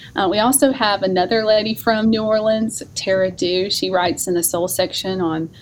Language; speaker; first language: English; native; English